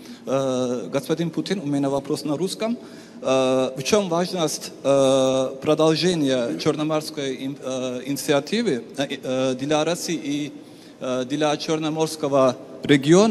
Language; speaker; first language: Russian; non-native, fluent; Turkish